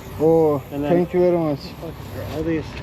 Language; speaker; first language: English; non-native, learner; Turkish